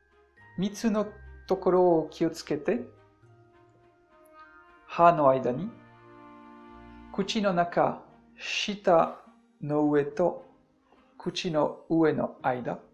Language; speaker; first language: Japanese; non-native, fluent; French